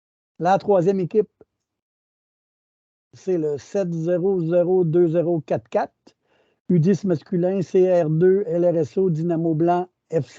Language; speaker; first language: French; native; French